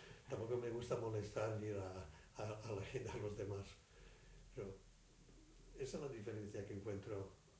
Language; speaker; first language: Spanish; native; Spanish